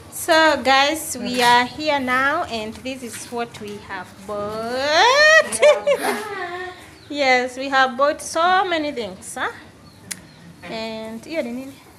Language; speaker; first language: English; non-native, local second language; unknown